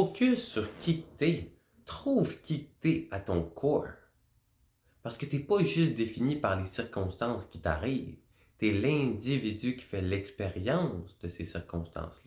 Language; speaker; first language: French; native; French